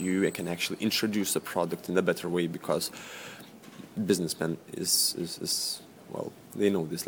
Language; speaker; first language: English; non-native, fluent; Lithuanian